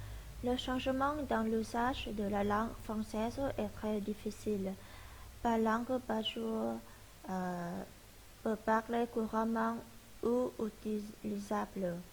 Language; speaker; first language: French; non-native, learner; Vietnamese